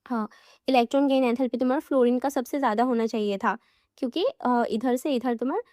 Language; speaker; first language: Hindi; non-native, local second language; Assamese